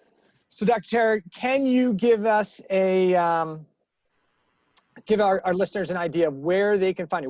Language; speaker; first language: English; native; English